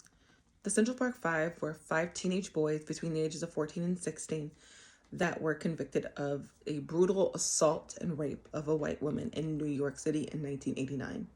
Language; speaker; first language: English; native; English